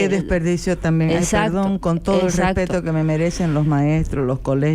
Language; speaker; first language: Spanish; native; Spanish